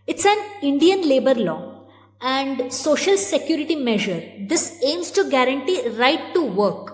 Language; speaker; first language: English; non-native, local second language; Kannada